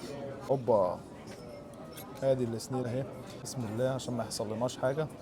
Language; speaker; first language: Arabic; native; Arabic